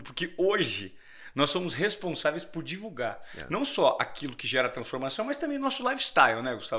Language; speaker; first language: Portuguese; native; Portuguese